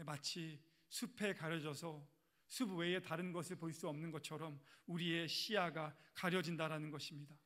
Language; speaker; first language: Korean; native; Korean